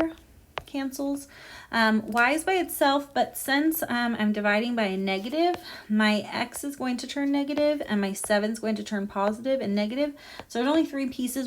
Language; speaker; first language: English; native; English